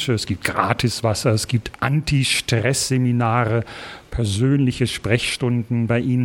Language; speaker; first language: German; native; German